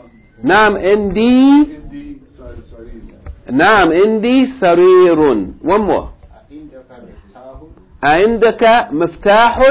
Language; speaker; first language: Arabic; non-native, fluent; English